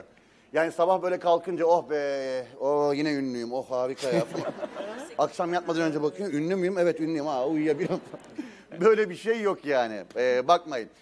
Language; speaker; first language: Turkish; native; Turkish